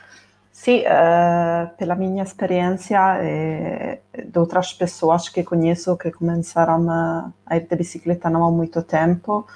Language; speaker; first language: Portuguese; non-native, fluent; Italian